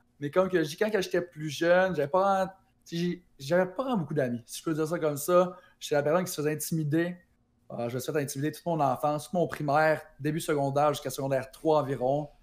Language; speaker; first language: French; native; French